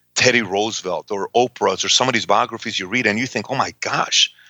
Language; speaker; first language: English; early bilingual, other home language; Persian